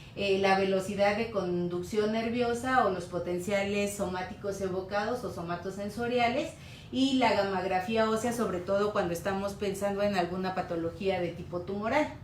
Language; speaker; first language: Spanish; native; Spanish